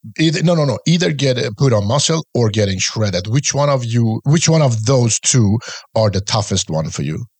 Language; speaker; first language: English; non-native, fluent; Swedish